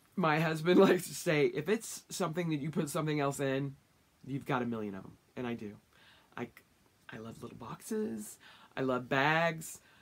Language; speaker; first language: English; native; English